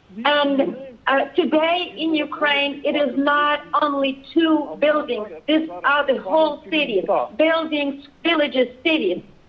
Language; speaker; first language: English; non-native, fluent; Ukrainian